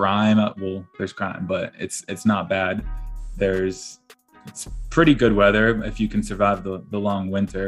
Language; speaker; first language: English; native; English